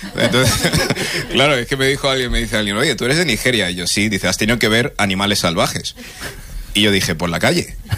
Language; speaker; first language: Spanish; early bilingual, other home language; English